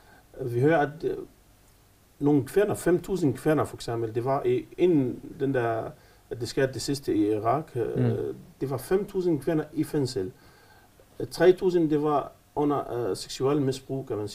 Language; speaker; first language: Danish; non-native, fluent; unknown